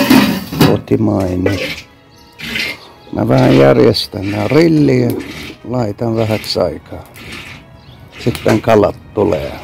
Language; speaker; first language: Finnish; non-native, fluent; Turkish